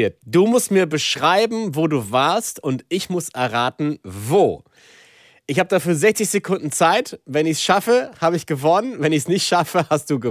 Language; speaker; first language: German; native; German